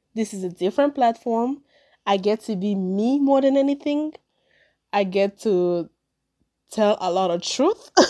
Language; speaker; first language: English; early bilingual, other home language; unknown